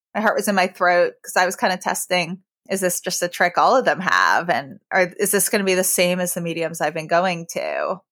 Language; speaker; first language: English; native; English